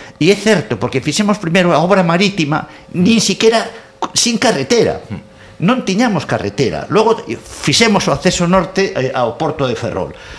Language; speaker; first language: Galician; non-native, local second language; Spanish